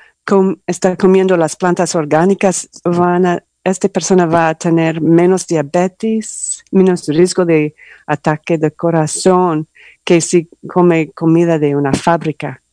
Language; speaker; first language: Spanish; non-native, learner; English